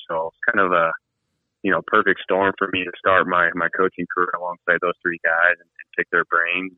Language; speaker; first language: English; native; English